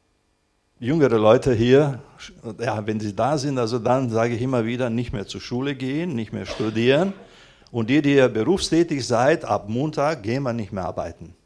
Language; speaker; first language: German; non-native, fluent; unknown